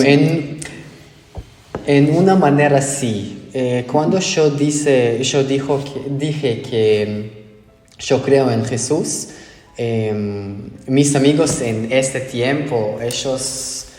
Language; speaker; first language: Spanish; non-native, fluent; Hebrew